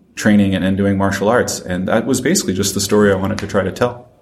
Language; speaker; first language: English; non-native, fluent; French